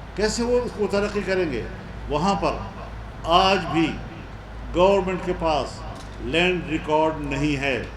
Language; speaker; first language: Urdu; non-native, local second language; Pashto